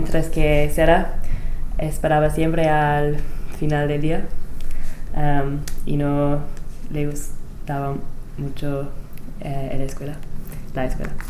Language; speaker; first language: Spanish; non-native, learner; English